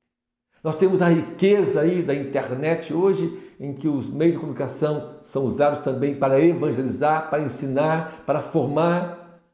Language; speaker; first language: Portuguese; native; Portuguese